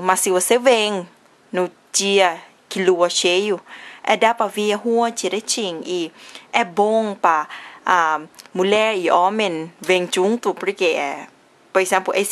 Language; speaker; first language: Portuguese; non-native, learner; Thai